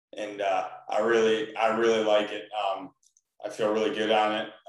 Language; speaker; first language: English; native; English